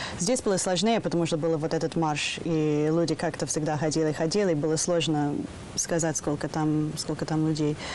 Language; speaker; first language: Russian; non-native, fluent; English